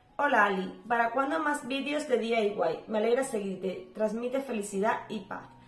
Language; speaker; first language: Spanish; native; Spanish